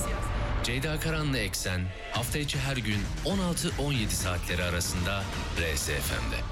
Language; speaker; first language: Turkish; native; Turkish